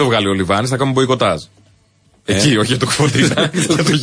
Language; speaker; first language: Greek; native; Greek